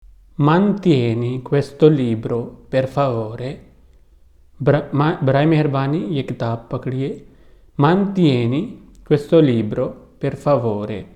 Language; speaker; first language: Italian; non-native, learner; Urdu